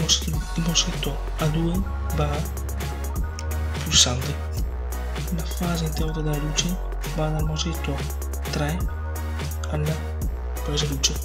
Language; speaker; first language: Italian; native; Italian